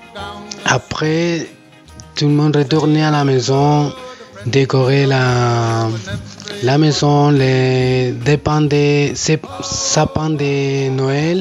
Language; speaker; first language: French; non-native, learner; Spanish